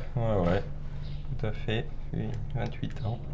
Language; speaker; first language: French; native; French